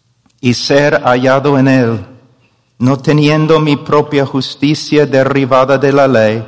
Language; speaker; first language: Spanish; non-native, fluent; English